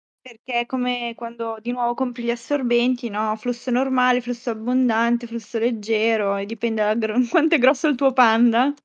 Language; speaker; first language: Italian; native; Italian